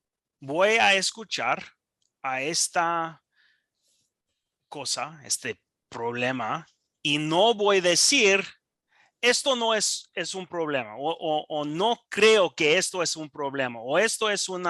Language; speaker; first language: Spanish; non-native, learner; English